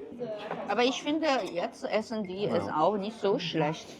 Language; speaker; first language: German; non-native, learner; Chinese